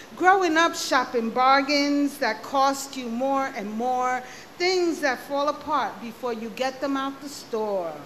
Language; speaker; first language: English; early bilingual, other home language; Spanish